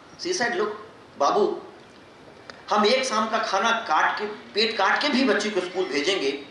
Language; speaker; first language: Hindi; non-native, local second language; Magahi